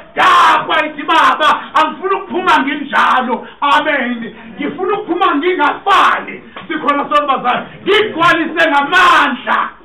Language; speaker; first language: Zulu; non-native, local second language; Xhosa